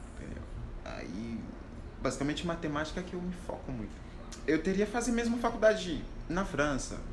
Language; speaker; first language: Portuguese; non-native, fluent; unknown